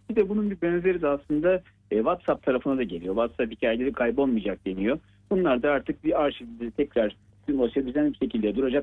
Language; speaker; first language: Turkish; native; Turkish